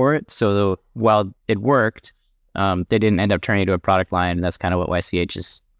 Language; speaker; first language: English; native; English